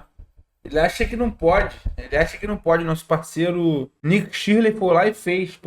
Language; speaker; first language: Portuguese; native; Portuguese